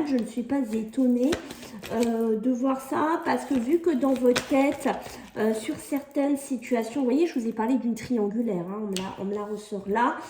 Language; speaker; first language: French; native; French